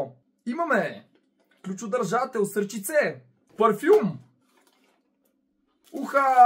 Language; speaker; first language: Bulgarian; native; Bulgarian